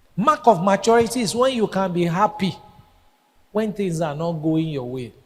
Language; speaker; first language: English; non-native, local second language; Yoruba